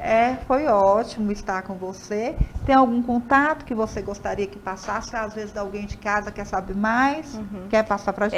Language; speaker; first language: Portuguese; native; Portuguese